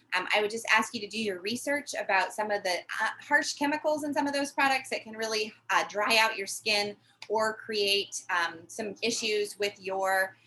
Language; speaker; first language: English; native; English